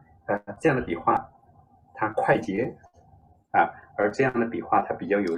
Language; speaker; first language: Chinese; native; Chinese